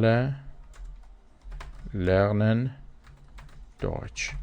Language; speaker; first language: German; non-native, fluent; Persian